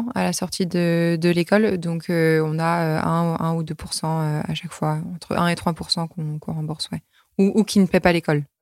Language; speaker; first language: French; native; French